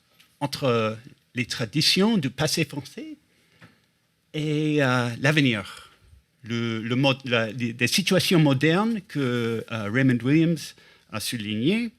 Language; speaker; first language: French; non-native, fluent; English